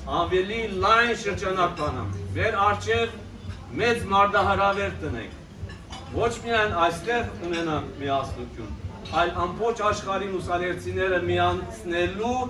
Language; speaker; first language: Armenian; early bilingual, heritage; Armenian